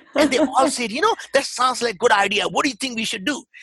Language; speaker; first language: English; non-native, local second language; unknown